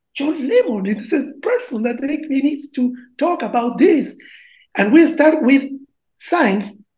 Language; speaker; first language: English; non-native, learner; Spanish